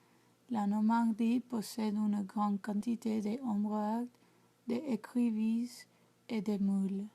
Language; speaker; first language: French; non-native, learner; English